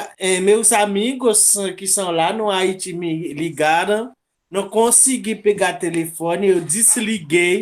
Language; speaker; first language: Portuguese; non-native, local second language; Haitian Creole